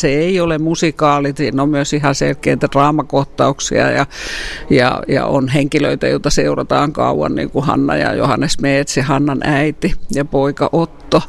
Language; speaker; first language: Finnish; native; Finnish